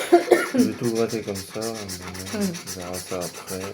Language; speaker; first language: French; native; French